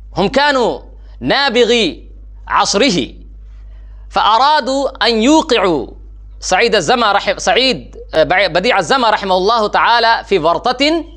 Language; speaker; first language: Arabic; non-native, fluent; Urdu